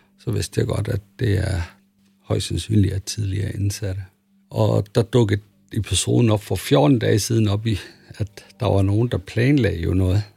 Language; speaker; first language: Danish; early bilingual, other home language; Arabic